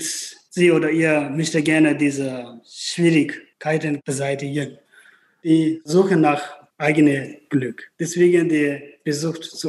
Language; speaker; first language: German; non-native, learner; Tibetan